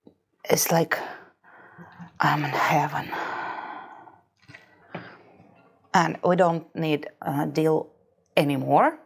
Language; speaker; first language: English; non-native, fluent; Russian